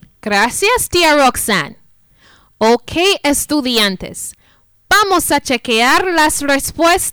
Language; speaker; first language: Spanish; non-native, fluent; English